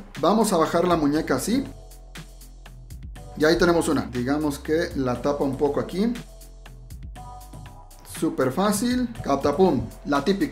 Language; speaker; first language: Spanish; native; Spanish